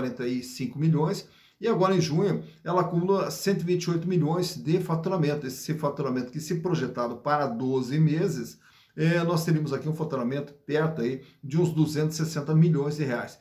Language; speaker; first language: Portuguese; native; Portuguese